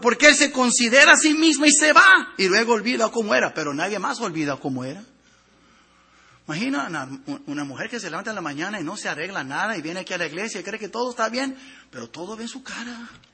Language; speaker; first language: Spanish; non-native, fluent; English